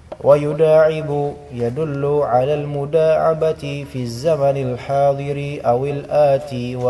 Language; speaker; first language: Arabic; non-native, learner; Indonesian